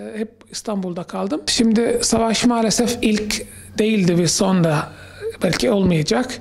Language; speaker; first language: Turkish; non-native, fluent; Arabic